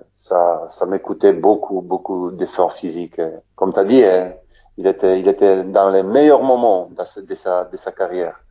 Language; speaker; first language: French; non-native, fluent; Polish